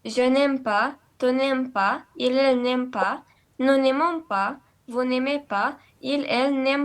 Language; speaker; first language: French; non-native, learner; Romanian